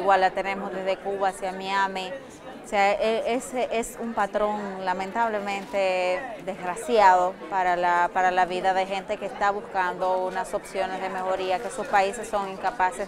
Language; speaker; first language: Spanish; native; Spanish